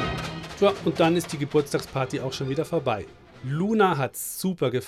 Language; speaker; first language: German; native; German